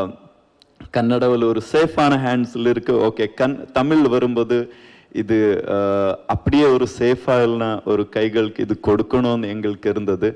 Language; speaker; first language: Tamil; non-native, learner; Kannada